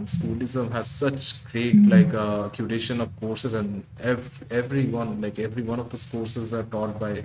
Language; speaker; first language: English; non-native, local second language; Bangla